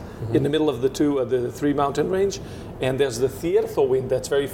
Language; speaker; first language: English; non-native, fluent; Portuguese